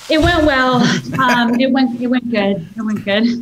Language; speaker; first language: English; native; English